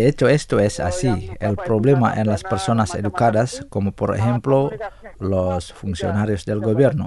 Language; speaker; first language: Spanish; non-native, fluent; Indonesian